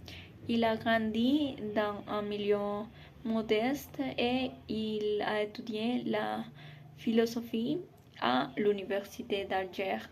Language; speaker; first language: French; non-native, learner; Spanish